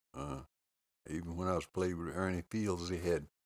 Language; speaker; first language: English; native; English